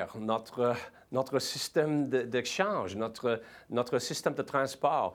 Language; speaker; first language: French; non-native, learner; English